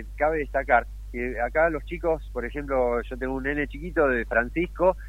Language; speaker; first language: Spanish; native; Spanish